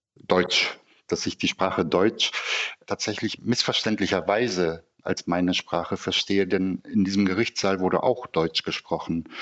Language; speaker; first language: German; early bilingual, other home language; Turkish